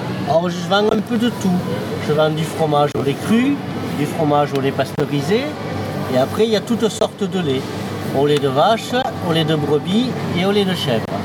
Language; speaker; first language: French; native; French